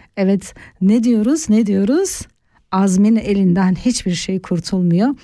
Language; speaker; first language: Turkish; native; Turkish